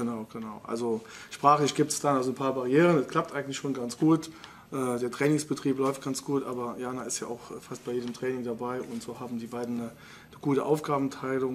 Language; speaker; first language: German; native; German